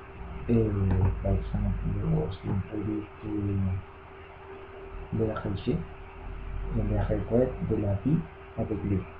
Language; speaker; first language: French; non-native, learner; Spanish